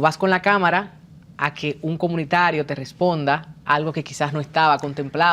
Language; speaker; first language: Spanish; native; Spanish